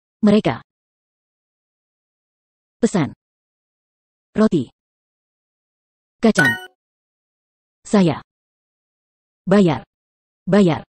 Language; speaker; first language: Indonesian; non-native, learner; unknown